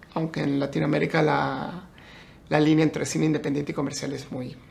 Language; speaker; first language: Spanish; native; Spanish